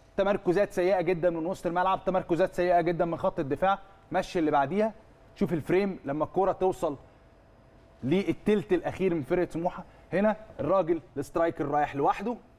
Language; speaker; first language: Arabic; native; Arabic